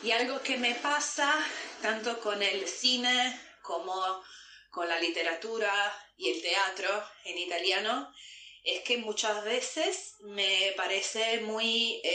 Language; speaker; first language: Spanish; non-native, fluent; Italian